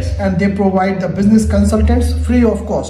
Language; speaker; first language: English; non-native, local second language; Hindi